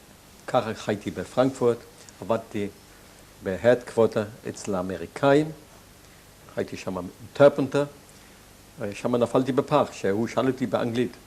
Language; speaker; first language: Hebrew; non-native, fluent; German